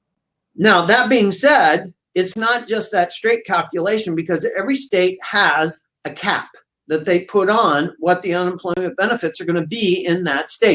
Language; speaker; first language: English; native; English